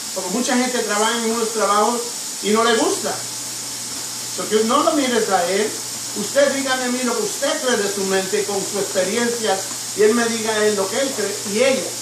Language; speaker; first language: Spanish; early bilingual, heritage; Spanish